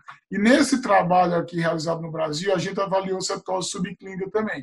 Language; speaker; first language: Portuguese; native; Portuguese